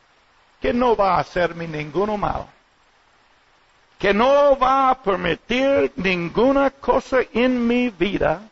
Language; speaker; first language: Spanish; non-native, learner; English